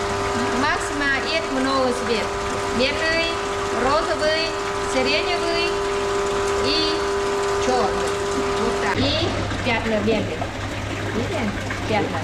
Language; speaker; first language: Russian; non-native, learner; Vietnamese